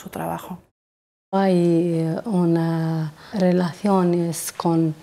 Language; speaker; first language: Spanish; non-native, learner; Arabic